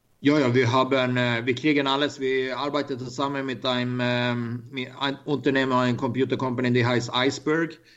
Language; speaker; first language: German; non-native, learner; Swedish